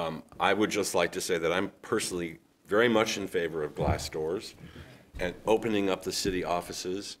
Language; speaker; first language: English; native; English